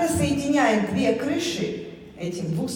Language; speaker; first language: Russian; native; Russian